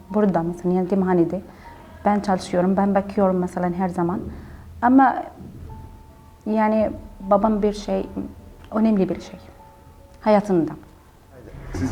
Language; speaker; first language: Turkish; non-native, learner; Arabic